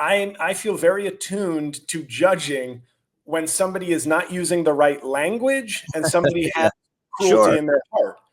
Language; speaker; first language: English; native; English